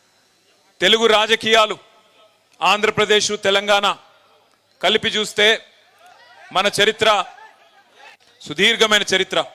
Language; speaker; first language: Telugu; native; Telugu